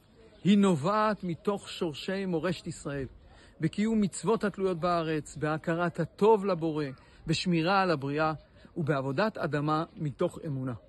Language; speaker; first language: Hebrew; native; Hebrew